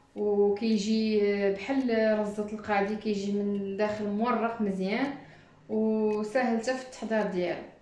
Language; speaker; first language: Arabic; native; Arabic